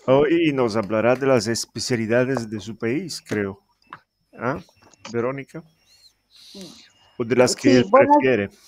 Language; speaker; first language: Spanish; non-native, learner; Italian